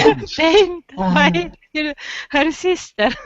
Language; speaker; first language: English; non-native, learner; Romanian